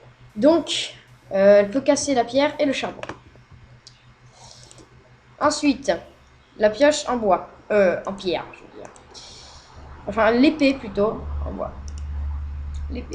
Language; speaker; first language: French; native; French